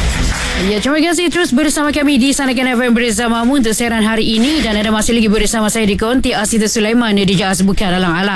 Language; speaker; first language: Malay; native; Malay